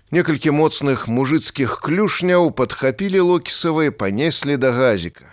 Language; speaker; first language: Belarusian; native; Belarusian